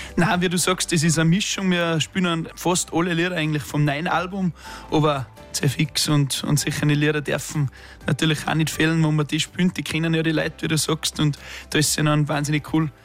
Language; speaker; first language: German; native; German